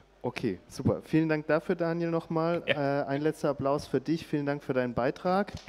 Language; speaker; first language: German; native; German